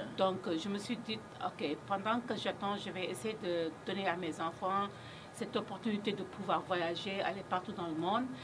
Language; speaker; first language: French; non-native, local second language; Wolof